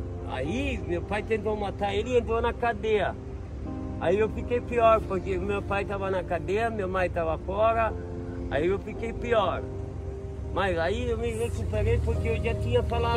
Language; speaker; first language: Portuguese; non-native, fluent; Turkish